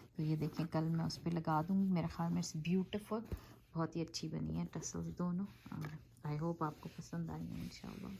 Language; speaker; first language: Urdu; native; Urdu